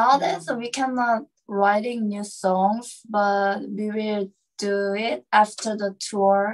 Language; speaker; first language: English; non-native, learner; Korean